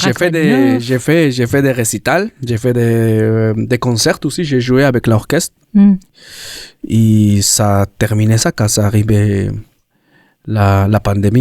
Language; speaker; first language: French; non-native, learner; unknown